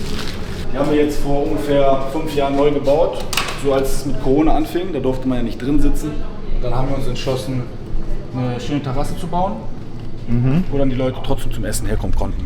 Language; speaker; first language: German; native; German